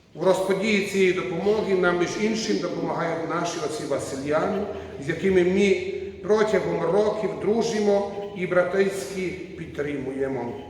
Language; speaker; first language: Ukrainian; non-native, learner; Croatian